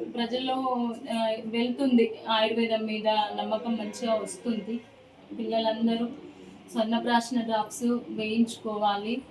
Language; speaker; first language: Telugu; native; Telugu